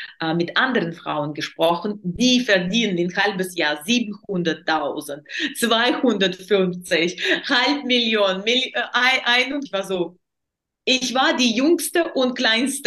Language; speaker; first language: German; non-native, learner; Russian